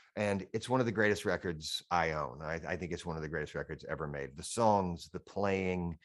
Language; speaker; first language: English; native; English